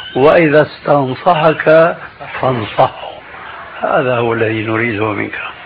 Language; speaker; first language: Arabic; early bilingual, other home language; Albanian